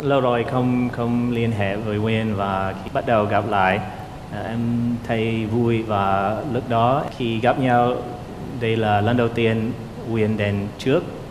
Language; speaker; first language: Vietnamese; non-native, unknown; English